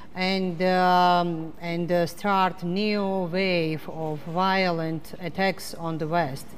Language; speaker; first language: English; non-native, fluent; Georgian